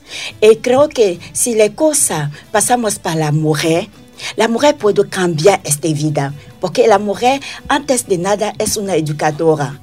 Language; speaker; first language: Spanish; non-native, learner; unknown